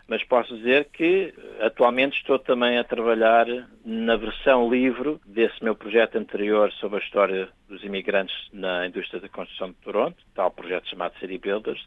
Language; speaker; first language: Portuguese; early bilingual, heritage; Portuguese